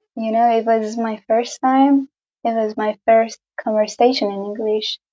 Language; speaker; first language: English; non-native, fluent; Persian